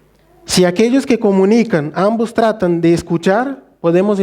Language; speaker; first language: Spanish; non-native, fluent; Portuguese